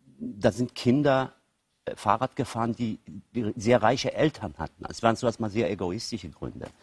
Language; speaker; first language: German; early bilingual, other home language; Turkish